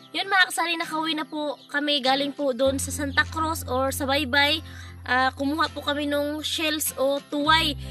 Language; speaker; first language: Filipino; non-native, local second language; Cebuano